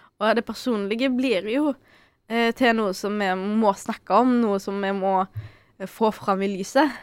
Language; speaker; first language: Norwegian; early bilingual, other home language; Arabic